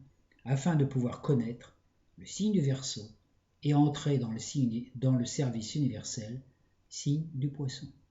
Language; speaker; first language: French; native; French